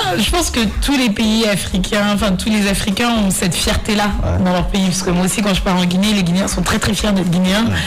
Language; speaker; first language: French; non-native, local second language; Mandingo